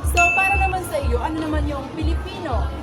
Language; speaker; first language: Filipino; non-native, local second language; Hiligaynon